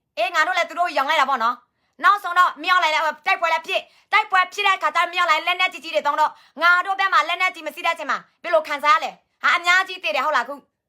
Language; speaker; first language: Burmese; non-native, local second language; S'gaw Karen